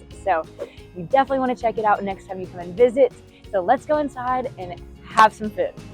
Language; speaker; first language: English; native; English